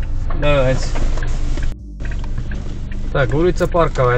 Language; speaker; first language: Russian; non-native, local second language; Kyrgyz